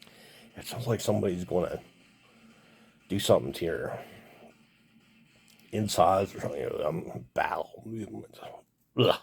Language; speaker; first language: English; native; English